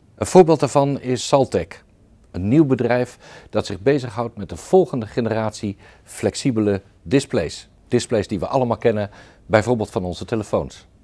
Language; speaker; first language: Dutch; native; Dutch